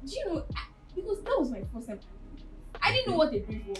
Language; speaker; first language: English; non-native, local second language; Yoruba